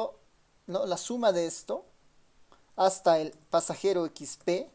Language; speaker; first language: Spanish; native; Spanish